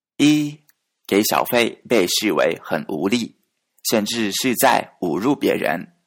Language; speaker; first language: Chinese; non-native, fluent; Japanese